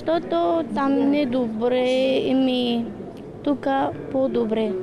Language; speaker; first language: Bulgarian; non-native, learner; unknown